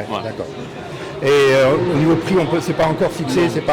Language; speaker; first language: French; native; French